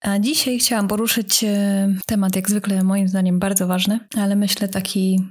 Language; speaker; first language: Polish; native; Polish